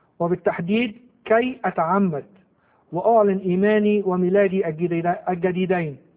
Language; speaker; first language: Arabic; native; Arabic